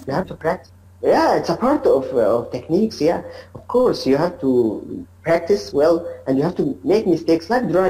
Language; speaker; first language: English; non-native, learner; Arabic